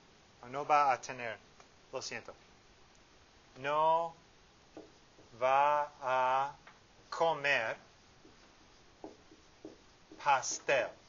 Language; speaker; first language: Spanish; non-native, fluent; English